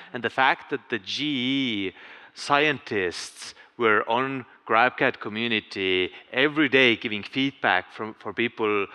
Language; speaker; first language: English; non-native, fluent; Estonian